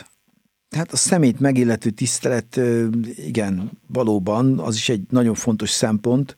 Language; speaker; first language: Hungarian; native; Hungarian